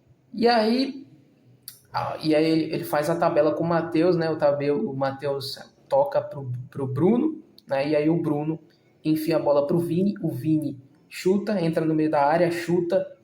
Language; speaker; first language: Portuguese; native; Portuguese